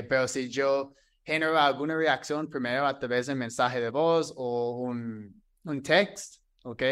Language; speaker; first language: Spanish; non-native, fluent; English